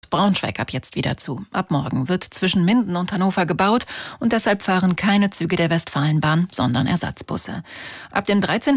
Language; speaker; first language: German; native; German